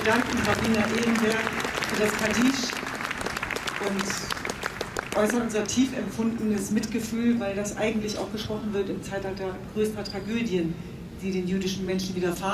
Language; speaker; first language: German; native; German